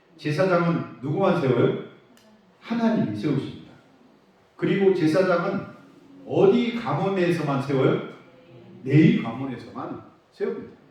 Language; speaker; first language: Korean; native; Korean